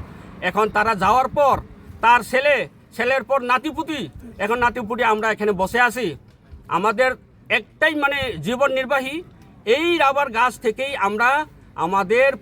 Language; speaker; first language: Bangla; non-native, local second language; Kok Borok